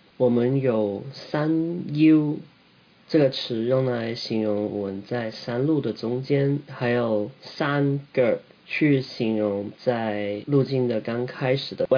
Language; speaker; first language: Chinese; native; Chinese